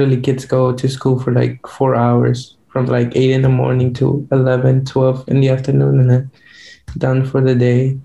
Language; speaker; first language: English; non-native, fluent; Guarani